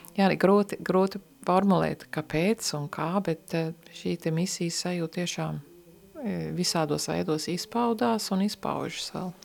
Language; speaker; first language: Latvian; early bilingual, heritage; Latvian